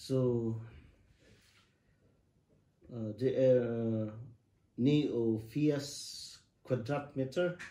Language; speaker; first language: Danish; non-native, learner; Cebuano